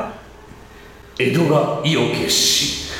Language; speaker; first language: Japanese; native; Japanese